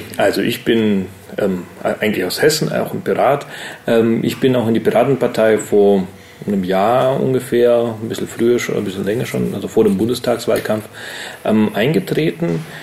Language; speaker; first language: German; early bilingual, other home language; Russian